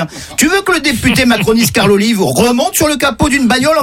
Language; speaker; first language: French; native; French